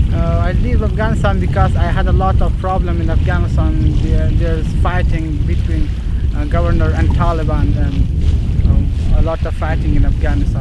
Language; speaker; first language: English; non-native, learner; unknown